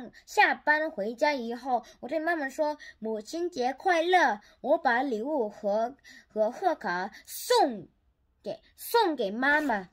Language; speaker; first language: Chinese; non-native, learner; Korean